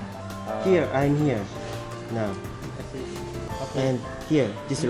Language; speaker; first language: English; non-native, learner; Korean